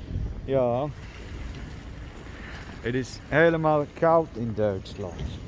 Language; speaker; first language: German; non-native, learner; Dutch